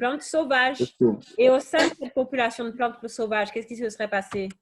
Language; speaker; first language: French; native; French